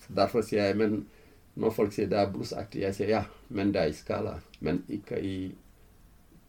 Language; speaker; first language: Norwegian; non-native, fluent; Fula